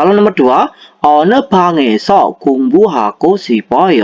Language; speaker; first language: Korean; non-native, fluent; Indonesian